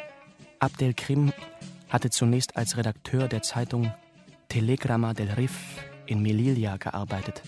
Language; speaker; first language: German; native; German